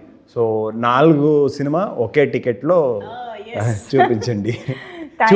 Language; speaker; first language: Telugu; non-native, learner; Kannada